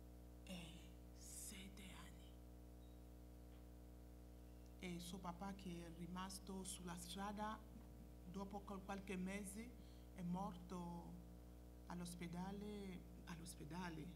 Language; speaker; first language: Italian; non-native, fluent; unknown